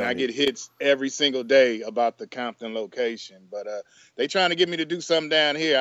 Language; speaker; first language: English; native; English